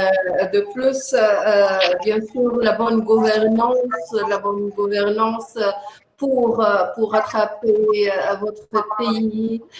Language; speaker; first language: French; non-native, local second language; Arabic